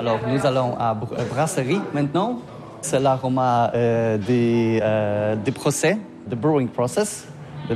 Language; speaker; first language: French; non-native, learner; Polish